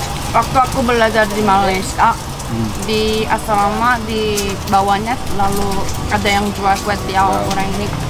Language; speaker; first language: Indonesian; non-native, learner; Korean